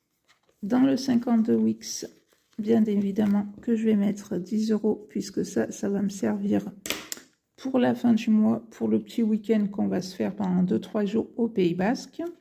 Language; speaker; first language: French; native; French